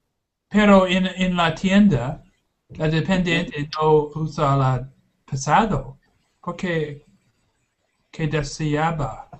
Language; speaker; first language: Spanish; non-native, learner; English